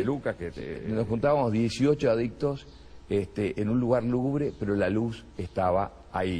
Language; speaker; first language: Spanish; native; Spanish